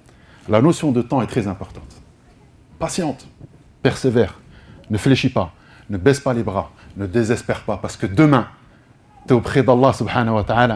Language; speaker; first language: French; native; French